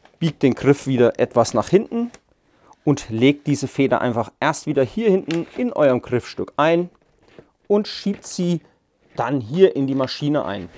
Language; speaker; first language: German; native; German